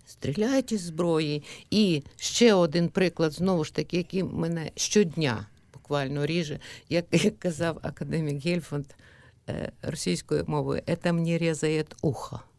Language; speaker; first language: Ukrainian; native; Ukrainian